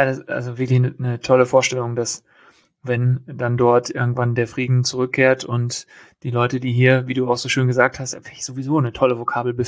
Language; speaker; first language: German; native; German